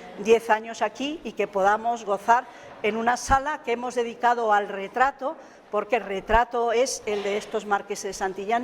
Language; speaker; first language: Spanish; native; Spanish